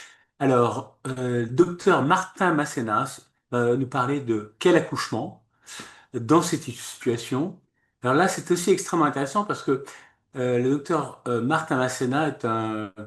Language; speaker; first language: French; native; French